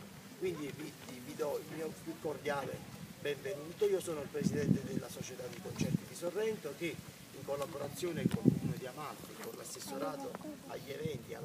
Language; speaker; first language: Italian; native; Italian